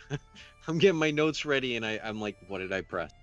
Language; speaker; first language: English; native; English